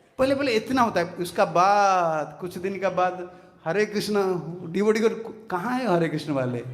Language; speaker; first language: Hindi; non-native, local second language; Bangla